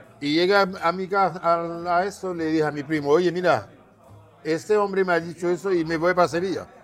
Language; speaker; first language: Spanish; non-native, fluent; Haitian Creole